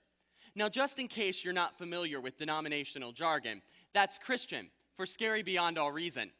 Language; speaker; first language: English; native; English